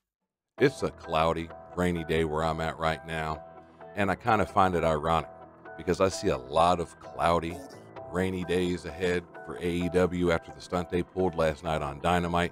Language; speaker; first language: English; native; English